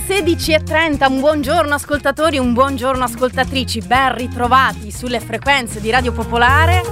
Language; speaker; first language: Italian; native; Italian